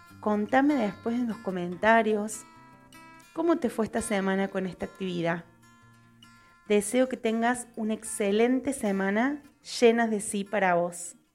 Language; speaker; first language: Spanish; native; Spanish